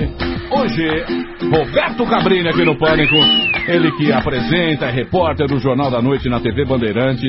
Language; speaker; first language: Portuguese; native; Portuguese